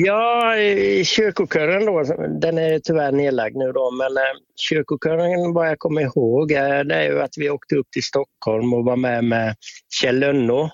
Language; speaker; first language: Swedish; native; Swedish